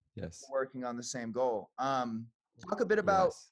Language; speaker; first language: English; native; English